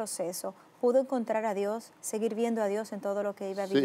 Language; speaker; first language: Spanish; native; Spanish